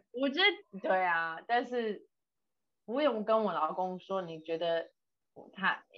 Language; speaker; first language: Chinese; non-native, fluent; English